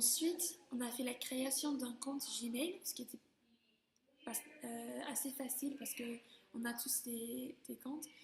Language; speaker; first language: French; non-native, fluent; Spanish